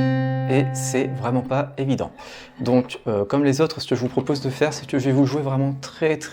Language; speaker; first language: French; native; French